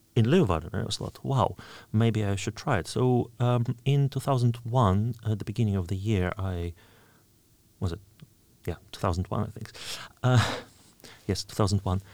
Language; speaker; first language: English; non-native, fluent; Russian